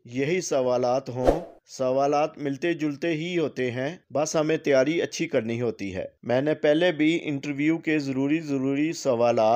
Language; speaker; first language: Urdu; non-native, local second language; Punjabi